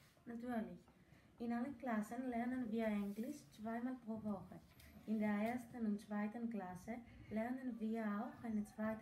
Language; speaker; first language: German; non-native, learner; Greek